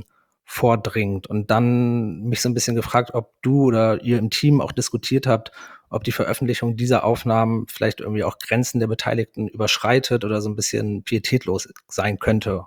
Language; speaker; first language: German; native; German